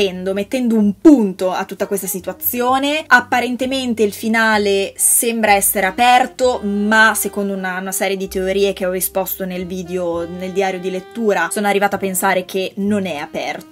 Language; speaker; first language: Italian; native; Italian